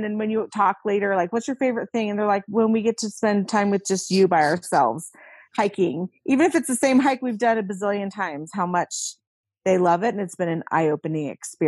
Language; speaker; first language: English; native; English